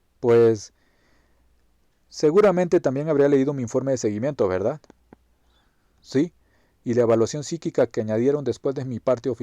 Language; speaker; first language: Spanish; native; Spanish